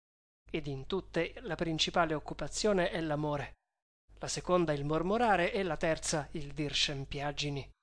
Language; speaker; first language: Italian; native; Italian